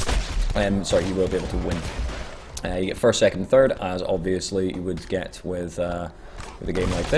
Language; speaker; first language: English; native; English